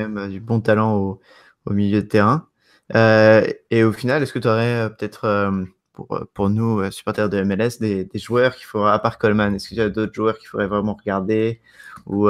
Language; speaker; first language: French; native; French